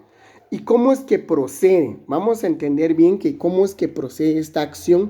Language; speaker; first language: Spanish; native; Spanish